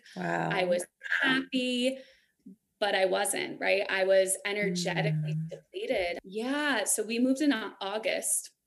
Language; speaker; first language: English; native; English